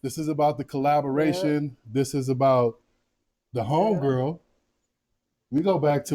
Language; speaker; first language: English; native; English